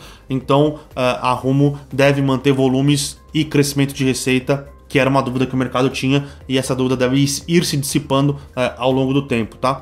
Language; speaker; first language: Portuguese; native; Portuguese